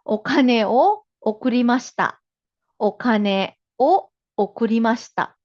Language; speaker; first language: Japanese; non-native, fluent; Filipino